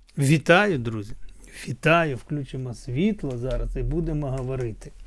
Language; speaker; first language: Ukrainian; non-native, local second language; Russian